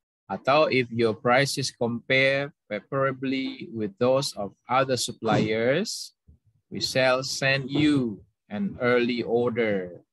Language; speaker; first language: English; non-native, fluent; Indonesian